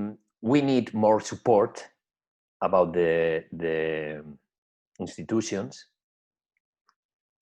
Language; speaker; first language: English; non-native, learner; Spanish